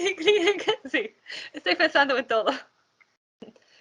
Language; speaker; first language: Spanish; non-native, fluent; English